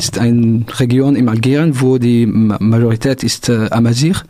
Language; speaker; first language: German; non-native, local second language; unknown